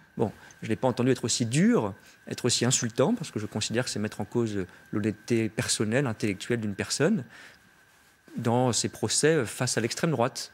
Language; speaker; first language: French; native; French